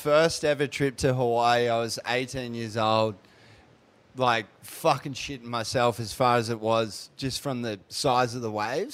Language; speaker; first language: English; native; English